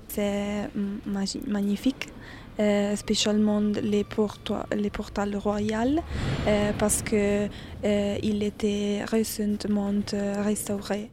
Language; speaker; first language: French; non-native, learner; Italian